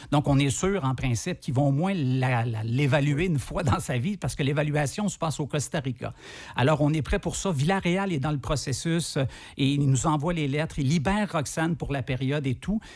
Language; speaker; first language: French; native; French